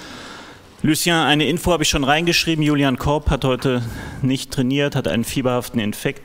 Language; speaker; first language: German; native; German